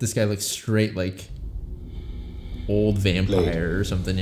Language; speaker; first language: English; native; English